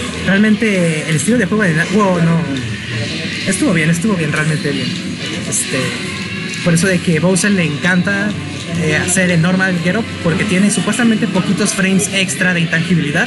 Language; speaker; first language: Spanish; native; Spanish